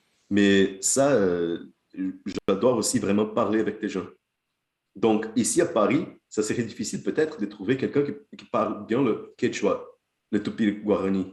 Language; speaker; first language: French; non-native, fluent; Portuguese